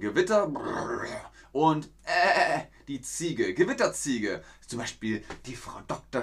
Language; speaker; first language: German; native; German